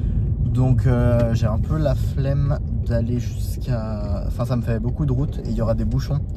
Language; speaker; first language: French; native; French